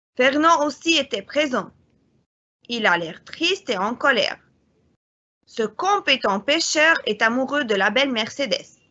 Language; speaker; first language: French; non-native, fluent; Arabic